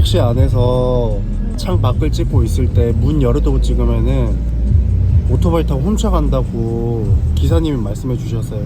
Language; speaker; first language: Korean; native; Korean